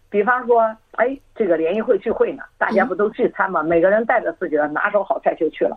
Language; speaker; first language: Chinese; native; Chinese